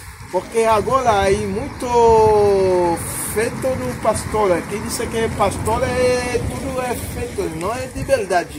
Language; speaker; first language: Portuguese; non-native, learner; Haitian Creole